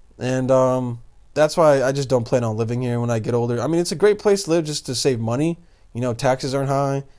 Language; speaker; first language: English; early bilingual, other home language; Bosnian